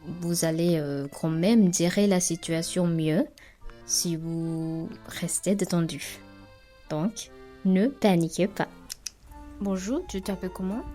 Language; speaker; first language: French; non-native, fluent; Sinhala